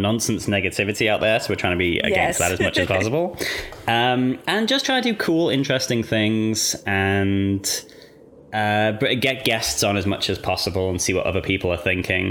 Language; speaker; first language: English; native; English